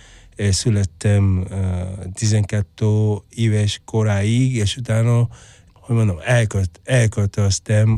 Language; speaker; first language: Hungarian; non-native, fluent; Spanish